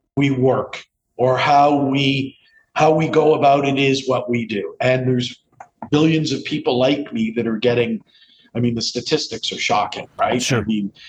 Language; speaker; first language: English; native; English